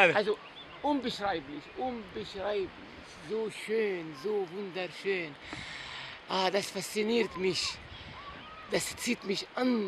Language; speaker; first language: German; non-native, fluent; Arabic